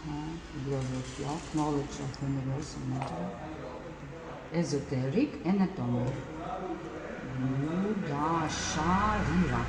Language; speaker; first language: English; non-native, learner; Russian